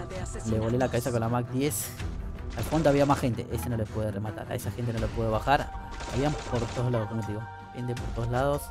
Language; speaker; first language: Spanish; native; Spanish